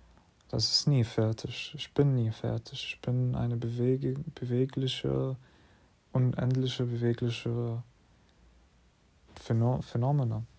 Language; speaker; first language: German; non-native, fluent; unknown